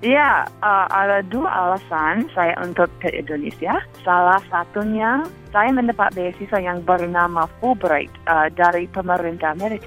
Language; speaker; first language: Indonesian; non-native, fluent; English